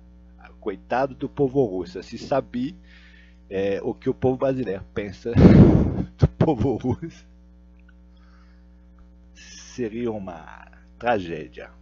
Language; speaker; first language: Portuguese; non-native, fluent; Russian